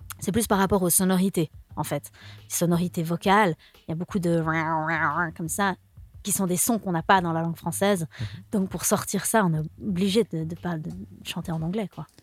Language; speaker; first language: French; native; French